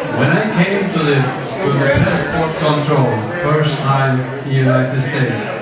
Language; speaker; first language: English; native; English